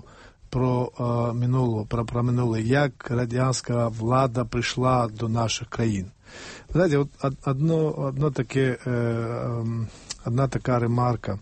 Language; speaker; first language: Ukrainian; non-native, fluent; Georgian